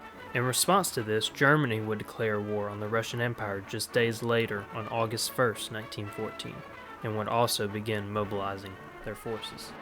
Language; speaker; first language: English; native; English